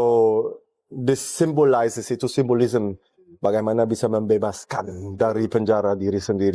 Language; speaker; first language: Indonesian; early bilingual, heritage; German